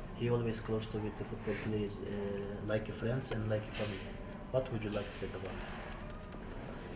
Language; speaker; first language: English; non-native, learner; Turkish